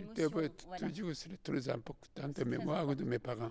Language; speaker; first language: French; non-native, fluent; Japanese